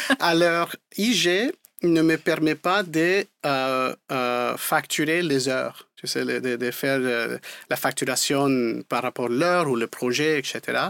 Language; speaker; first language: French; non-native, fluent; Spanish